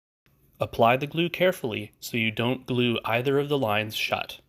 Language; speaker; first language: English; native; English